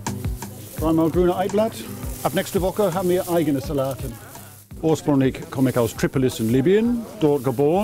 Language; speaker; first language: German; non-native, fluent; English